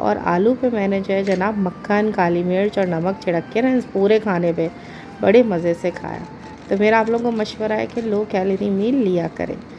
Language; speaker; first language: Urdu; native; Urdu